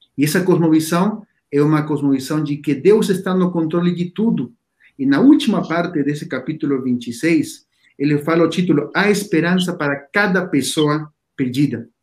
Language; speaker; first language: Portuguese; non-native, fluent; Spanish